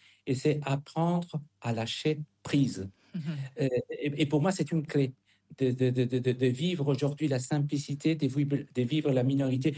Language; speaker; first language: French; non-native, fluent; Spanish